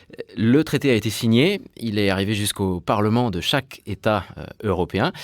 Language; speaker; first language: French; native; French